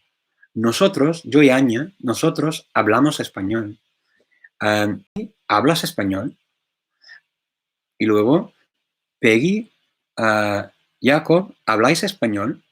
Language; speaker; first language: Spanish; non-native, fluent; English